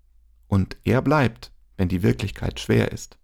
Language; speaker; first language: German; native; German